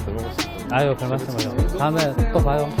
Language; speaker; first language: Korean; native; Korean